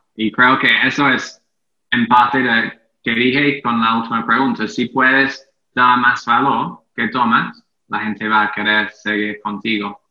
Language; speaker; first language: Spanish; non-native, fluent; English